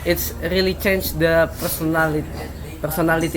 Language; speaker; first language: English; non-native, learner; Indonesian